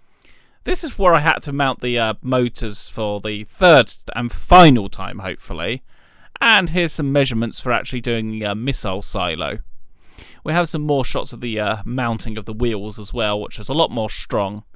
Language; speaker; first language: English; native; English